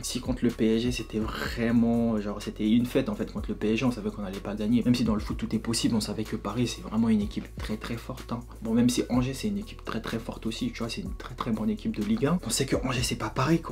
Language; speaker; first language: French; native; French